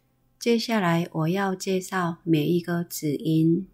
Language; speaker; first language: Chinese; non-native, fluent; Korean